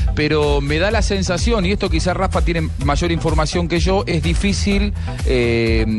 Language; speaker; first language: Spanish; native; Spanish